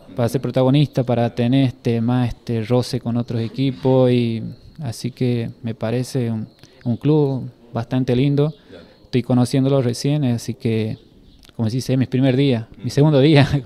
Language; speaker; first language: Spanish; native; Spanish